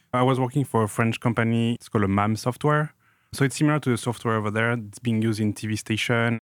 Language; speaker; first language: English; non-native, fluent; French